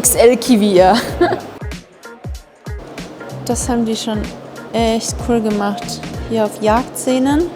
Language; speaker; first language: German; native; German